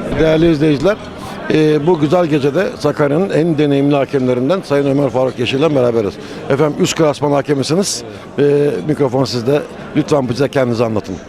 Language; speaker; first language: Turkish; native; Turkish